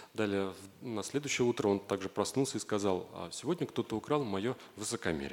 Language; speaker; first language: Russian; native; Russian